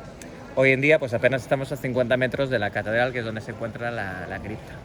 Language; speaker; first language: Spanish; native; Spanish